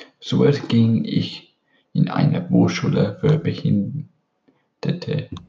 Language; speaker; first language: German; non-native, learner; English